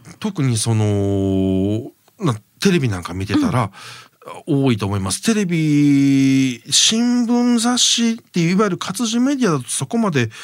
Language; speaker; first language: Japanese; native; Japanese